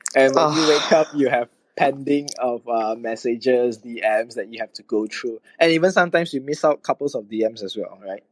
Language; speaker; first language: English; non-native, local second language; Chinese